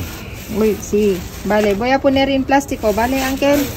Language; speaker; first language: Spanish; non-native, learner; Filipino